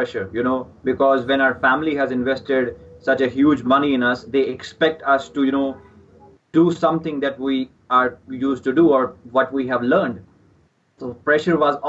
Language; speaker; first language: English; non-native, local second language; Punjabi